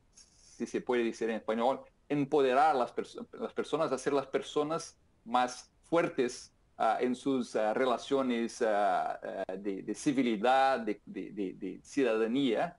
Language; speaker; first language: Spanish; non-native, fluent; Portuguese